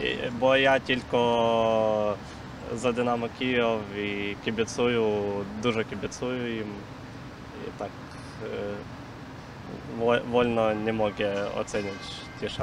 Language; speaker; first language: Polish; non-native, learner; Ukrainian